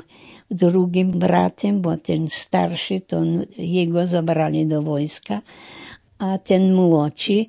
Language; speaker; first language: Polish; non-native, local second language; German